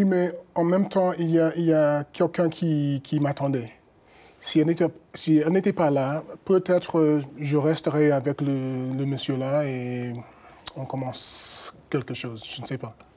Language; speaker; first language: French; non-native, fluent; English